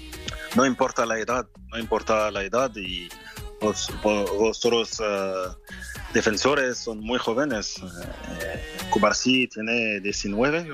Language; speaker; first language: Spanish; non-native, fluent; French